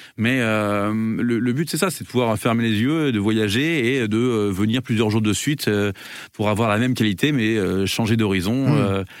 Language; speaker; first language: French; native; French